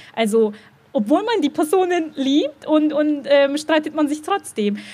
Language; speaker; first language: German; native; German